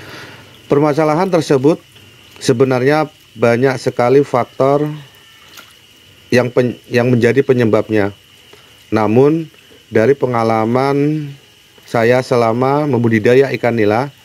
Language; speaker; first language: Indonesian; native; Indonesian